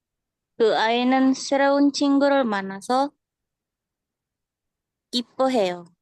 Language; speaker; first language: Korean; non-native, learner; Indonesian